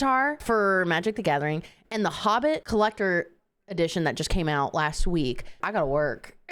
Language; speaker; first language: English; native; English